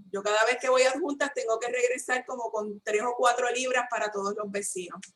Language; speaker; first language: Spanish; native; Spanish